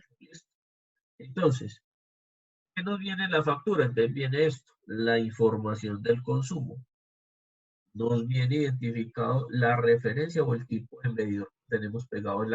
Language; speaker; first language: Spanish; native; Spanish